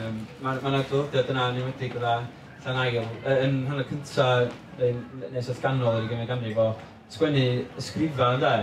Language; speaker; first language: Welsh; native; Welsh